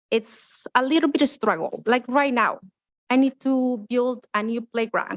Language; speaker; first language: English; non-native, fluent; Spanish